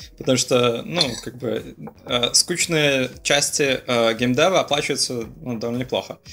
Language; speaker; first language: Russian; native; Russian